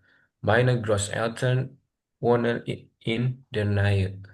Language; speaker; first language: German; non-native, learner; Indonesian